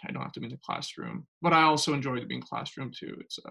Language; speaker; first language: English; non-native, fluent; French